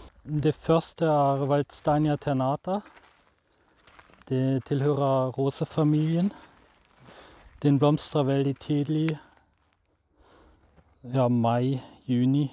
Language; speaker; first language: Norwegian; non-native, fluent; German